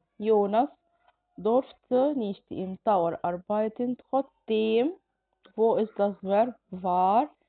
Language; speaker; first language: German; non-native, fluent; Arabic